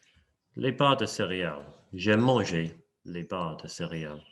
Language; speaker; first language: French; non-native, fluent; English